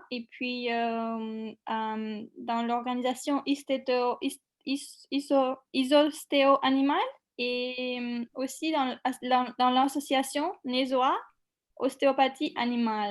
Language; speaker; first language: French; non-native, fluent; Macedonian